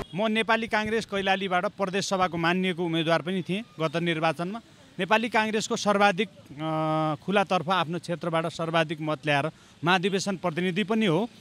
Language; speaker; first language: Nepali; native; Nepali